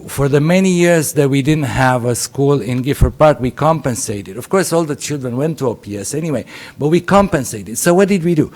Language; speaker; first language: English; non-native, fluent; Romanian